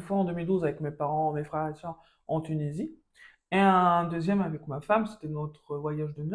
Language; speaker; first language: French; native; French